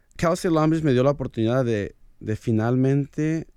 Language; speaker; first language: Spanish; early bilingual, heritage; Spanish